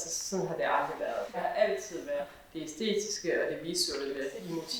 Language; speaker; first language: Danish; native; Danish